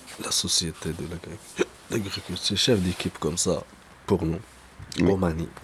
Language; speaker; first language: French; non-native, local second language; Arabic